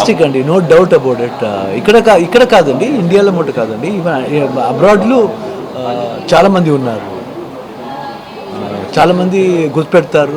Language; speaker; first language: Telugu; non-native, learner; Kannada